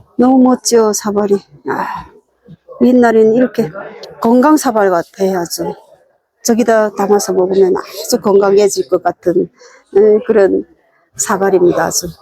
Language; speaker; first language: Korean; native; Korean